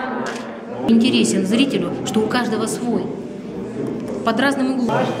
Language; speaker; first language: Russian; native; Russian